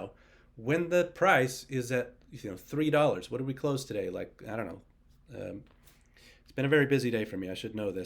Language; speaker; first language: English; native; English